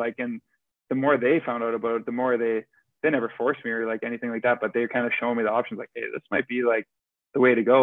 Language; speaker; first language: English; native; English